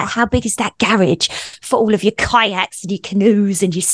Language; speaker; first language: English; native; English